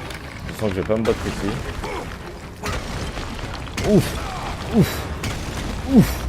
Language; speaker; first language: French; native; French